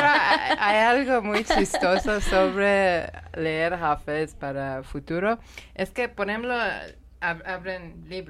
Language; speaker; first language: Spanish; non-native, learner; Persian